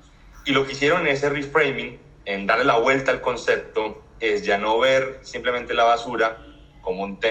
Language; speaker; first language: Spanish; native; Spanish